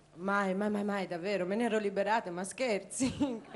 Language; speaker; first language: Italian; native; Italian